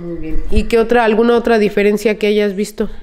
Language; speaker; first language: Spanish; native; Spanish